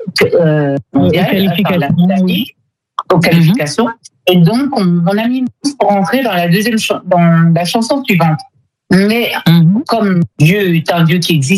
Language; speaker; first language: French; non-native, local second language; Lingala